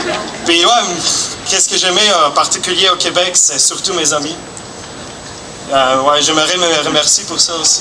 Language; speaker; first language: French; non-native, fluent; German